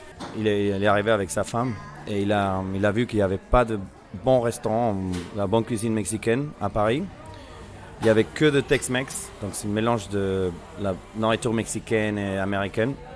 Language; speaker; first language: French; non-native, fluent; Spanish